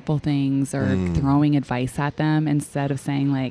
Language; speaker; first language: English; native; English